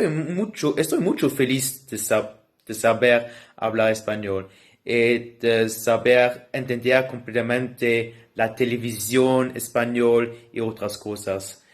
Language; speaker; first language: Spanish; non-native, learner; Luxembourgish